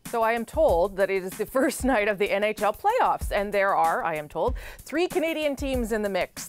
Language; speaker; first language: English; native; English